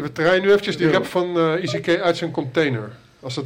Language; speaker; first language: Dutch; native; Dutch